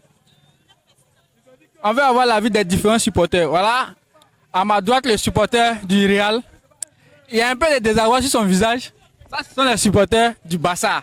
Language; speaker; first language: French; non-native, local second language; Wolof